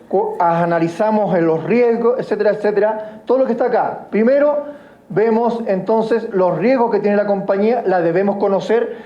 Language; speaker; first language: Spanish; native; Spanish